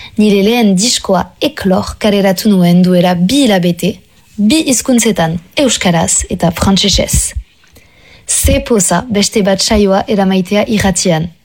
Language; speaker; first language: Basque; non-native, local second language; French